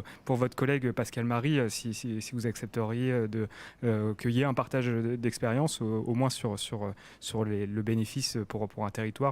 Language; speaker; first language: French; native; French